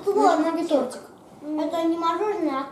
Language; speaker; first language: Russian; early bilingual, heritage; Russian